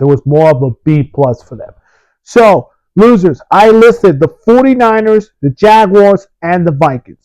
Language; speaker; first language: English; early bilingual, other home language; Spanish